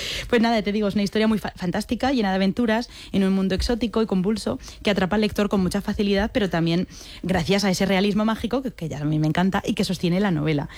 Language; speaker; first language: Spanish; native; Spanish